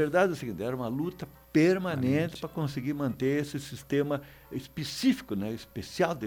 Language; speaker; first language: Portuguese; native; Portuguese